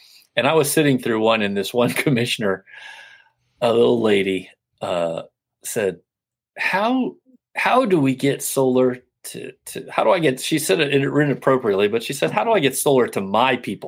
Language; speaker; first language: English; native; English